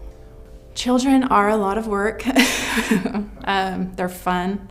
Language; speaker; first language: English; native; English